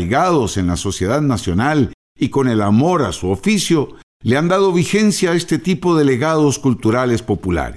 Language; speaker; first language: Spanish; native; Spanish